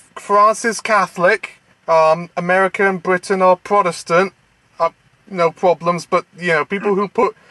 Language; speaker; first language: English; native; English